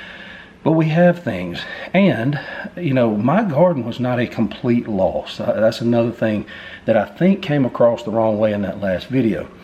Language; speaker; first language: English; native; English